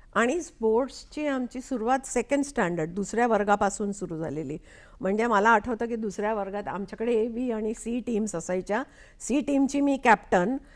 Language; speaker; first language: Marathi; non-native, local second language; Konkani